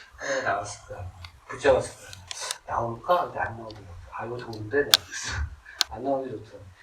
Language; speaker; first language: Korean; native; Korean